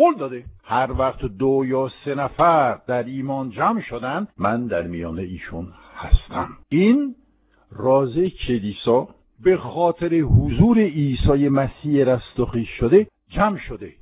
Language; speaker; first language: Persian; non-native, fluent; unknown